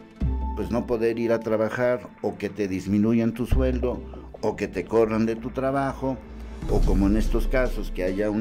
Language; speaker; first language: Spanish; native; Spanish